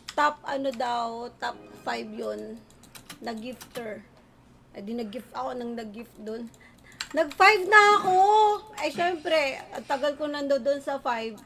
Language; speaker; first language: Filipino; native; Filipino